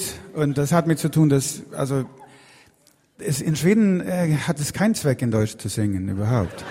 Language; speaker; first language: German; non-native, learner; Swedish